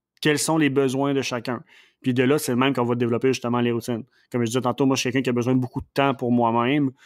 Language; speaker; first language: French; native; French